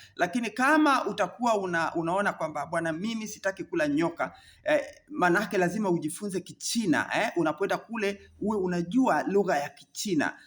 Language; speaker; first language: Swahili; native; Swahili